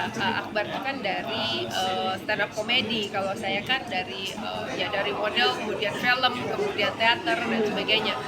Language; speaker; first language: Indonesian; native; Indonesian